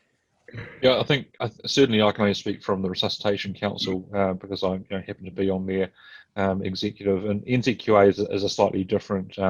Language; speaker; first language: English; native; English